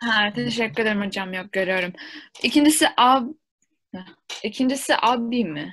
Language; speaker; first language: Turkish; native; Turkish